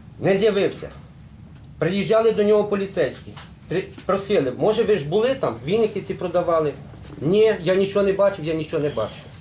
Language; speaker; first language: Ukrainian; native; Ukrainian